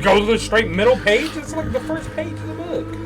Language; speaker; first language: English; native; English